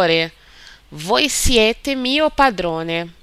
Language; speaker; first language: Italian; non-native, fluent; Portuguese